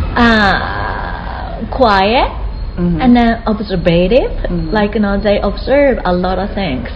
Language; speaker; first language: English; non-native, fluent; Japanese